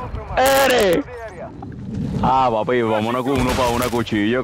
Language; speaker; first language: Spanish; native; Spanish